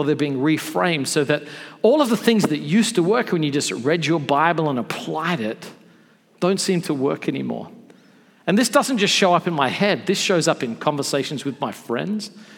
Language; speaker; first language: English; native; English